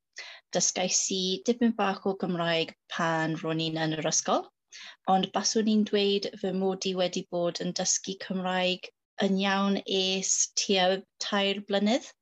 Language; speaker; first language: Welsh; non-native, learner; English